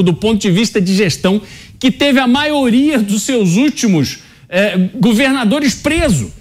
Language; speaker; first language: Portuguese; native; Portuguese